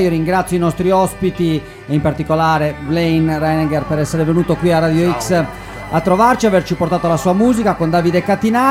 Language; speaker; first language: Italian; native; Italian